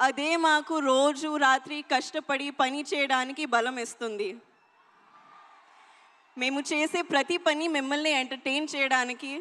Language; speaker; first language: Telugu; non-native, learner; Hindi